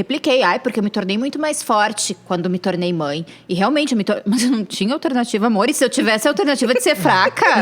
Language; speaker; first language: Portuguese; native; Portuguese